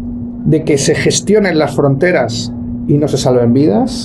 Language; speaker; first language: Spanish; native; Spanish